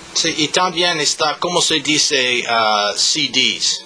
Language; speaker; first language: Spanish; non-native, learner; English